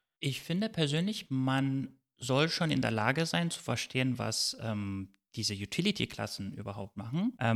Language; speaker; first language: German; non-native, fluent; Turkish